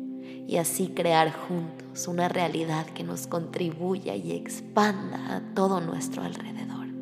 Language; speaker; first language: Spanish; native; Spanish